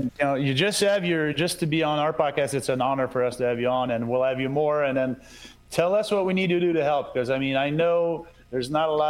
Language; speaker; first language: English; non-native, fluent; French